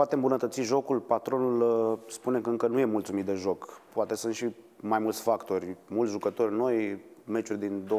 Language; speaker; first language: Romanian; native; Romanian